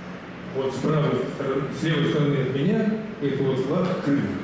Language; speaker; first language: Russian; native; Russian